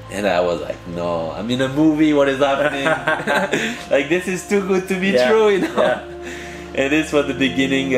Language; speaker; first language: English; early bilingual, heritage; French